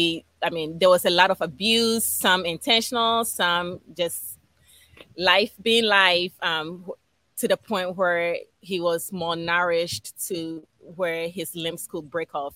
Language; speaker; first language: English; non-native, local second language; Ga